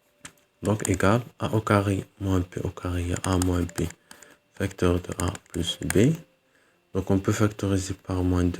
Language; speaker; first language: French; non-native, local second language; Arabic